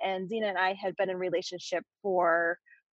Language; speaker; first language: English; native; English